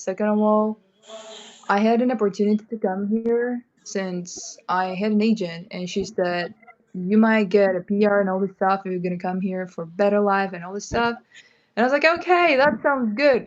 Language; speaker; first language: English; non-native, fluent; Kyrgyz